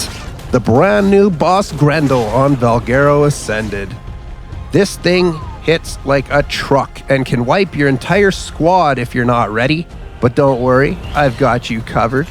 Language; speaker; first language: English; native; English